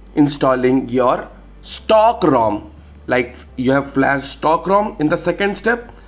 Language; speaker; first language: English; non-native, local second language; Hindi